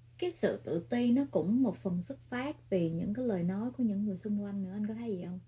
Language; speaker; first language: Vietnamese; native; Vietnamese